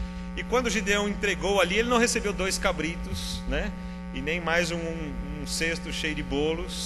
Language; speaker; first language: Portuguese; native; Portuguese